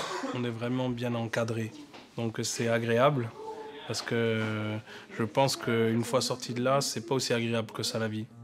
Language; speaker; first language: French; native; French